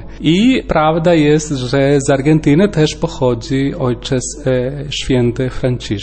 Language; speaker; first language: Polish; non-native, learner; Spanish